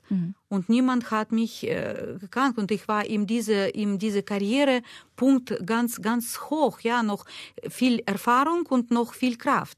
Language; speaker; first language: German; non-native, learner; Russian